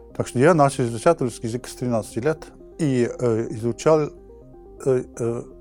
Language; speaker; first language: Russian; non-native, fluent; English